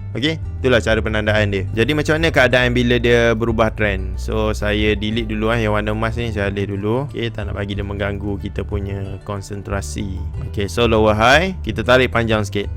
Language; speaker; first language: Malay; native; Malay